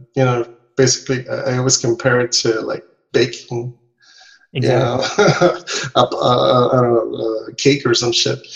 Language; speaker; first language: English; non-native, fluent; Spanish